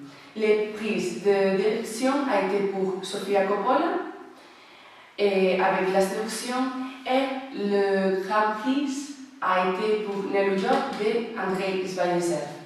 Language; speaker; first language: French; non-native, learner; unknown